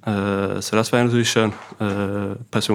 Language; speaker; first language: German; non-native, fluent; Swedish